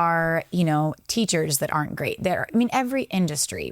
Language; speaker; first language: English; native; English